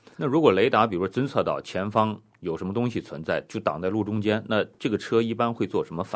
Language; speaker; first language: Chinese; native; Chinese